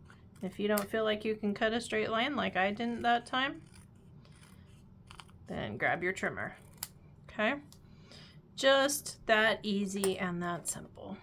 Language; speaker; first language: English; native; English